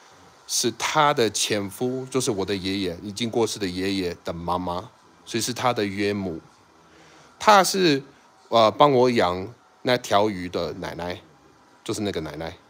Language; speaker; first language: Chinese; non-native, fluent; English